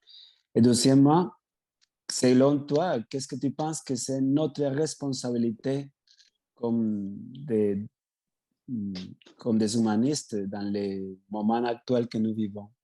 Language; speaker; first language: French; non-native, fluent; Spanish